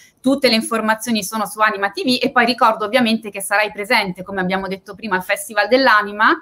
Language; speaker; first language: Italian; native; Italian